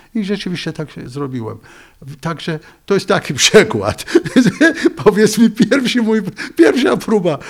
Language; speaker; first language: Polish; non-native, fluent; Arabic